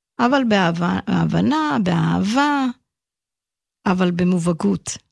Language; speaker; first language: Hebrew; early bilingual, heritage; Hebrew